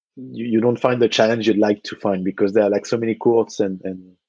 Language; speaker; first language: English; non-native, fluent; French